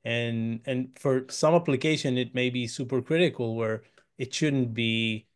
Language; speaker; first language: English; non-native, fluent; Hebrew